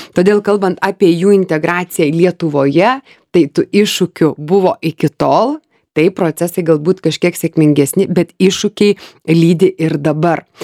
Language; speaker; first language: Lithuanian; native; Lithuanian